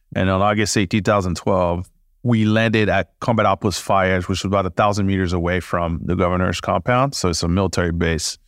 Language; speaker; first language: English; early bilingual, other home language; French